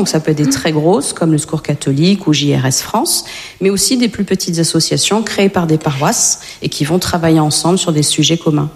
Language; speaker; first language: French; native; French